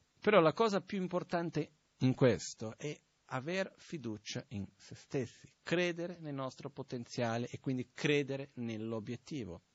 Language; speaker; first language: Italian; non-native, fluent; Portuguese